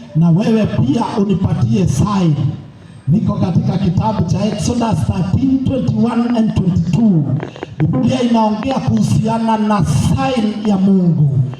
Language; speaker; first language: Swahili; non-native, local second language; Gusii